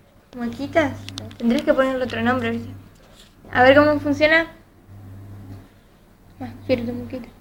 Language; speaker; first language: Spanish; native; Spanish